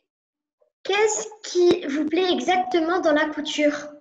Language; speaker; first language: French; early bilingual, heritage; French